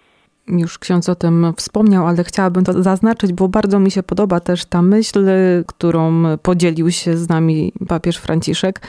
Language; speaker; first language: Polish; native; Polish